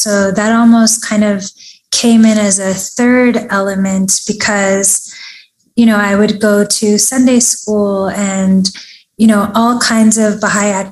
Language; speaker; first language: English; early bilingual, other home language; Persian